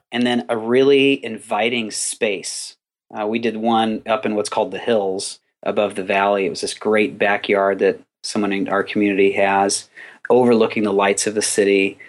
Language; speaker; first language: English; native; English